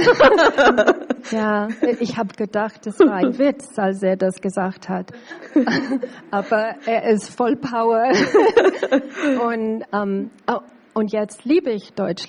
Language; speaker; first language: German; non-native, learner; English